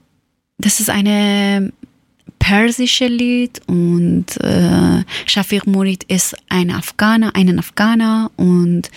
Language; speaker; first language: German; non-native, learner; Persian